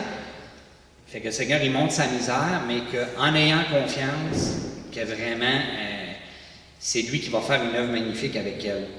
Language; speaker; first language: French; native; French